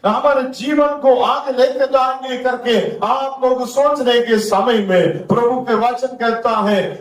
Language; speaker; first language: Hindi; non-native, local second language; Tamil